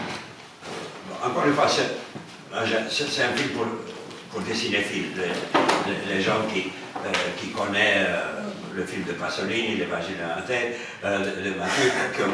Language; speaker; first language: French; non-native, fluent; Romanian